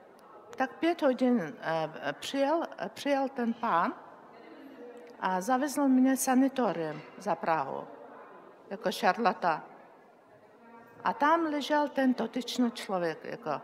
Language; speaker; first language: Czech; non-native, learner; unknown